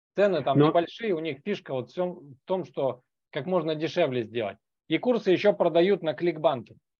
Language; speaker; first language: Russian; native; Russian